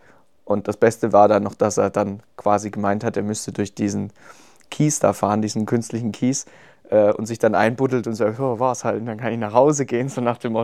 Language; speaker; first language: German; native; German